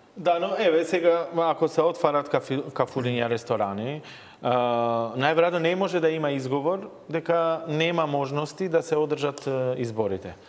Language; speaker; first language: Macedonian; non-native, local second language; Albanian